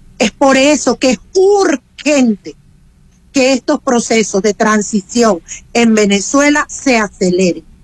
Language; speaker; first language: Spanish; native; Spanish